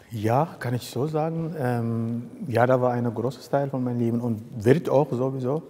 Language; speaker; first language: German; non-native, fluent; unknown